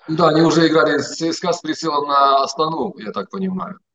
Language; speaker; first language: Russian; native; Russian